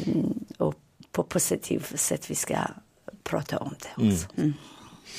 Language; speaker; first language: Swedish; non-native, fluent; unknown